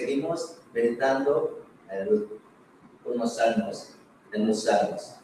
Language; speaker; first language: Spanish; non-native, fluent; Korean